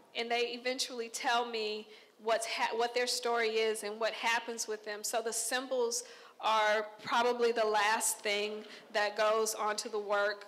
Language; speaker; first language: English; native; English